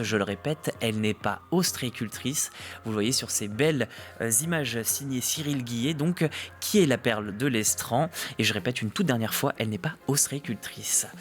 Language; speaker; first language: French; native; French